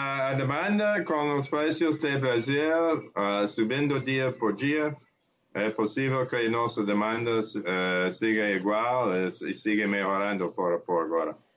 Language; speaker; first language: Portuguese; non-native, learner; English